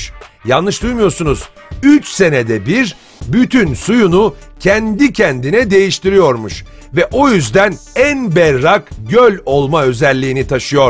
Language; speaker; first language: Turkish; native; Turkish